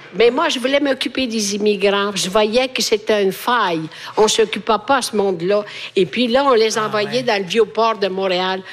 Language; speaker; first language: French; non-native, fluent; Italian